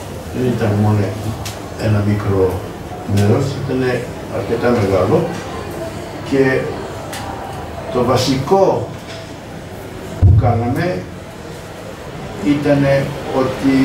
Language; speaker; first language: Greek; early bilingual, heritage; Greek